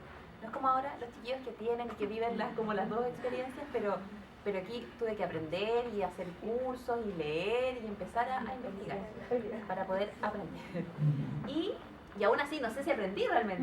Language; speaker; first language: Spanish; native; Spanish